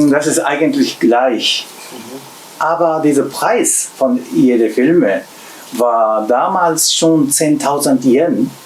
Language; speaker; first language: German; non-native, learner; Japanese